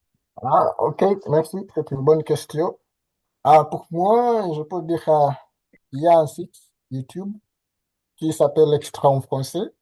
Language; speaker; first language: French; non-native, fluent; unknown